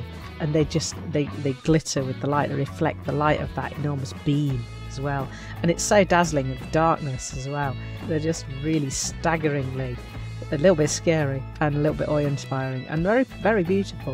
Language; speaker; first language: English; native; English